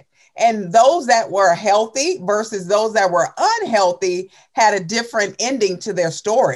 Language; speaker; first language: English; native; English